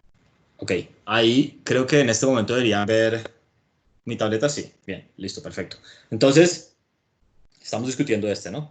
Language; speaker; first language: Spanish; native; Spanish